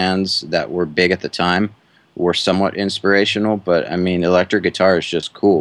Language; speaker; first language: English; native; English